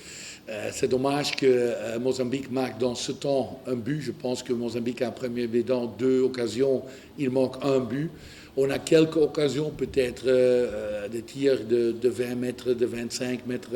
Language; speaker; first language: French; non-native, learner; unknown